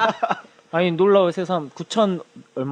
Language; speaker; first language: Korean; native; Korean